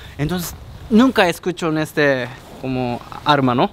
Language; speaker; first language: Spanish; non-native, learner; Japanese